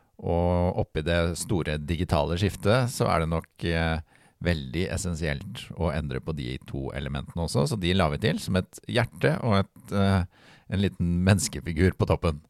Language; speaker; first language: Norwegian; native; Norwegian